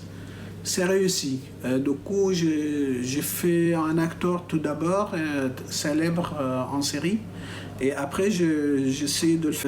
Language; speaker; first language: French; non-native, fluent; Arabic